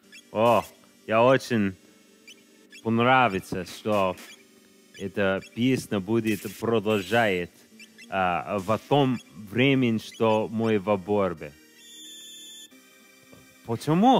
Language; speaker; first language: Russian; non-native, learner; English